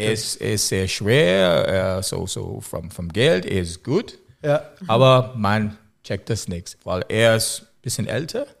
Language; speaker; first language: German; non-native, learner; English